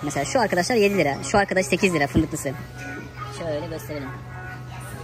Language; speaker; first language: Turkish; native; Turkish